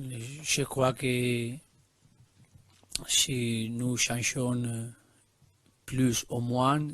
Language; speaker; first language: French; non-native, learner; Spanish